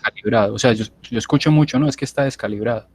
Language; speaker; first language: Spanish; native; Spanish